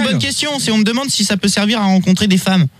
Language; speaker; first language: French; native; French